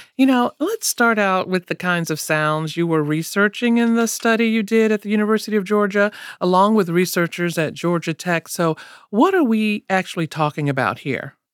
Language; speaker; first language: English; native; English